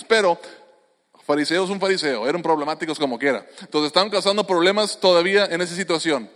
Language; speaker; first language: Spanish; native; Spanish